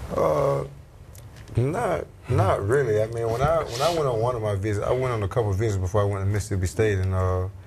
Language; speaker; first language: English; native; English